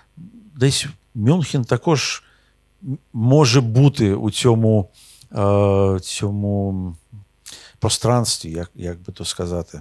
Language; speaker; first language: Ukrainian; non-native, local second language; Russian